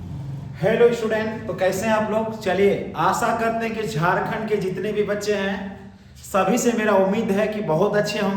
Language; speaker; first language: Hindi; native; Hindi